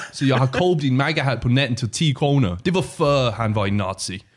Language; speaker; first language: Danish; non-native, learner; English